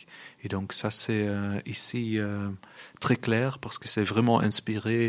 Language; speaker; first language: French; non-native, local second language; Dutch